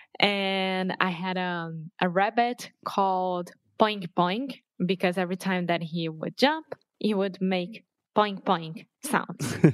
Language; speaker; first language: English; non-native, fluent; Portuguese